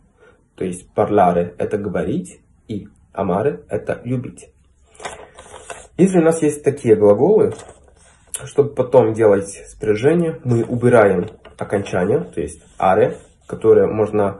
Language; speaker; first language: Russian; non-native, fluent; Italian